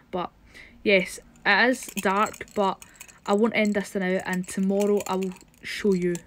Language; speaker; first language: English; native; English